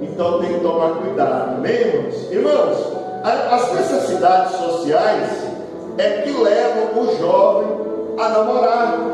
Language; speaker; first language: Portuguese; native; Portuguese